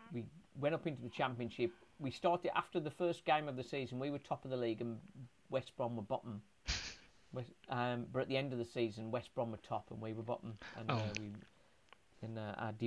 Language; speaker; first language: English; native; English